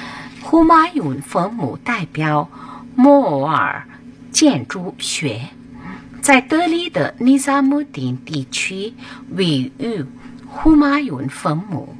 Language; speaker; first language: Chinese; non-native, fluent; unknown